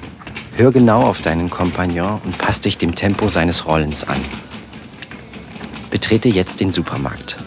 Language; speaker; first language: German; native; German